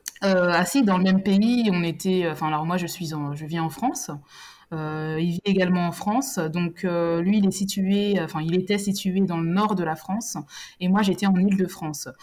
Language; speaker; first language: French; native; French